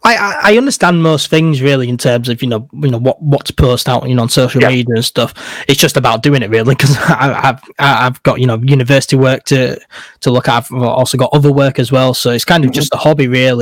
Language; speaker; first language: English; native; English